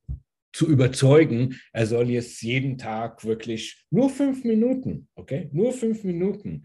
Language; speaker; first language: German; early bilingual, heritage; German